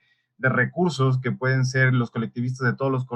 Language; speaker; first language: Spanish; native; Spanish